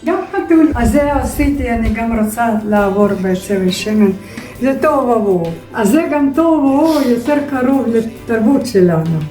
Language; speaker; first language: Hebrew; non-native, fluent; Russian